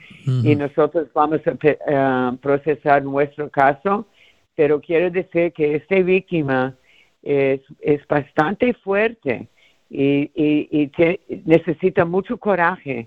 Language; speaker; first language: Spanish; early bilingual, heritage; Spanish